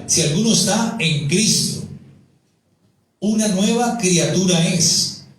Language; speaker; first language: Spanish; native; Spanish